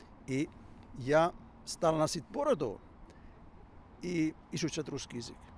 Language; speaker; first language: Russian; non-native, fluent; Finnish